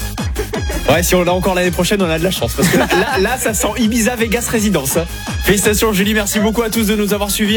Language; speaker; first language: French; native; French